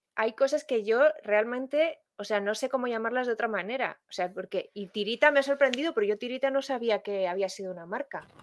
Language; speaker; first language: Spanish; native; Spanish